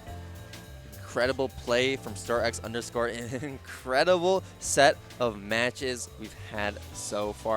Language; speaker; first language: English; native; English